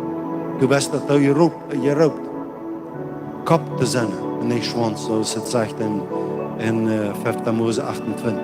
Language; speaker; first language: German; non-native, learner; Plautdietsch